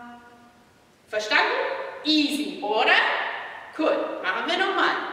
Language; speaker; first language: German; non-native, fluent; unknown